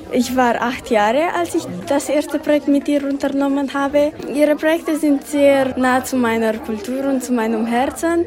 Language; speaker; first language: German; non-native, local second language; Romanian